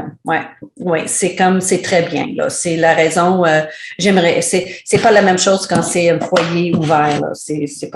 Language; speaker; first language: French; non-native, learner; English